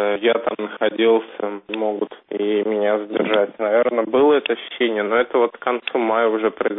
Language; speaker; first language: Russian; native; Russian